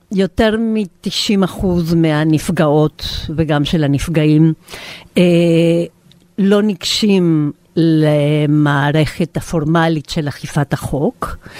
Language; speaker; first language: Hebrew; non-native, fluent; Spanish